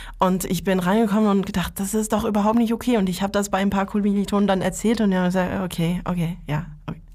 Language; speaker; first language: German; non-native, fluent; French